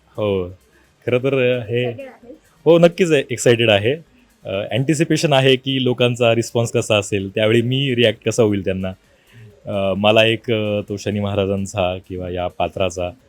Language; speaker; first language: Marathi; native; Marathi